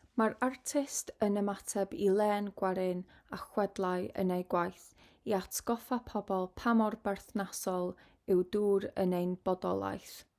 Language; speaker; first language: Welsh; non-native, local second language; English